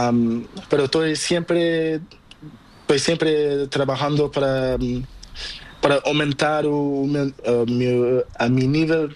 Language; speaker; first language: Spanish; non-native, learner; Portuguese